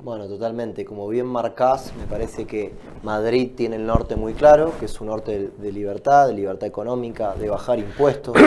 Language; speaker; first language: Spanish; native; Spanish